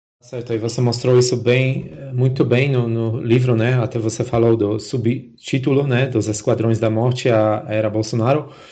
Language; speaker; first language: Portuguese; non-native, fluent; Polish